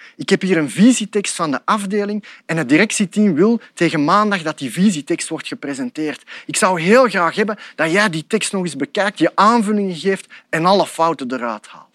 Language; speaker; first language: Dutch; native; Dutch